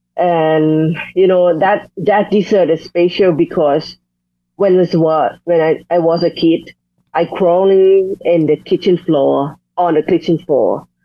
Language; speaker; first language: English; non-native, learner; Thai